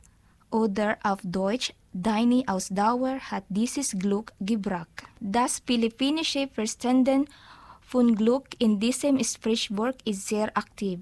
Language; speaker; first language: German; non-native, learner; Filipino